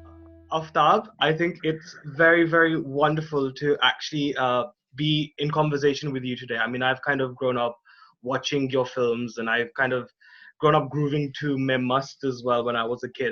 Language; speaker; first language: English; non-native, local second language; Hindi